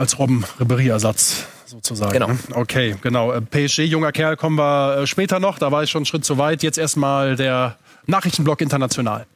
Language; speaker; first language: German; native; German